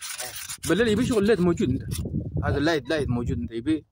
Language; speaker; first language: Arabic; non-native, learner; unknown